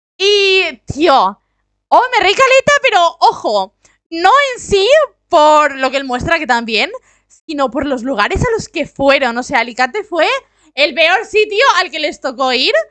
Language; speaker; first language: Spanish; native; Spanish